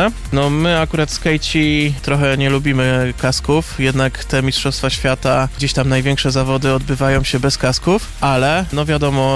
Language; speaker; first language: Polish; native; Polish